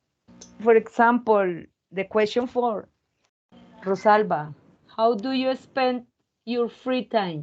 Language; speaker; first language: English; non-native, fluent; Spanish